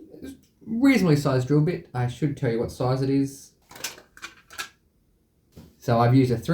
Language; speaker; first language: English; native; English